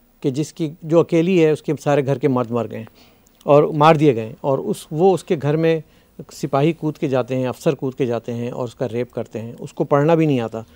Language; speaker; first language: Urdu; native; Urdu